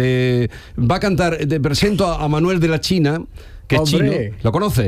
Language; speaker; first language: Spanish; native; Spanish